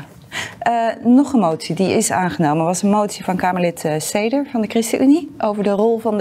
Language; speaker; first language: Dutch; native; Dutch